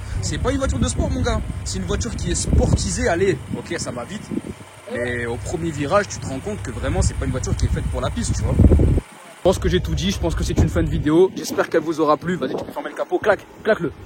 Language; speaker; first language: French; native; French